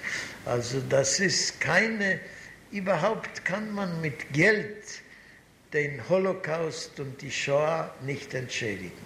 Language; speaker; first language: German; non-native, fluent; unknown